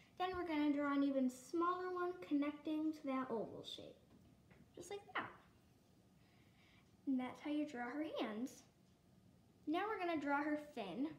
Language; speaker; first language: English; native; English